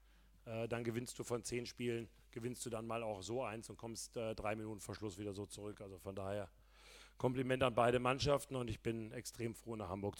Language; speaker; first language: German; native; German